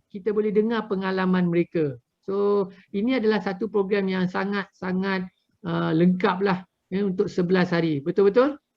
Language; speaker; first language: Malay; native; Malay